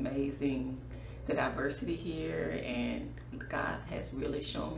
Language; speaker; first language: English; native; English